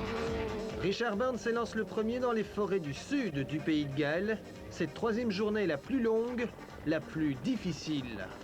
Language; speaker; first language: French; native; French